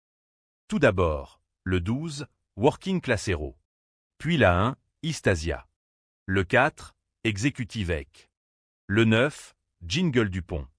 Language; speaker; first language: French; native; French